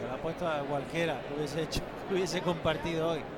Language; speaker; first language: Spanish; native; Spanish